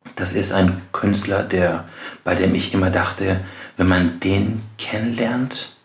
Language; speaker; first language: German; non-native, fluent; Persian